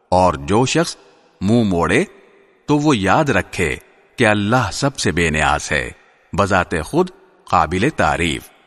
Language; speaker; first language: Urdu; native; Urdu